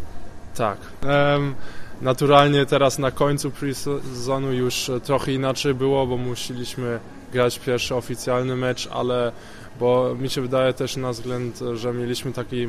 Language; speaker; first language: Polish; early bilingual, heritage; Polish